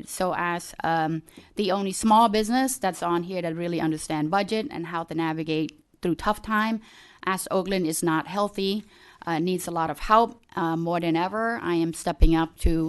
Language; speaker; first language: English; early bilingual, other home language; Khmer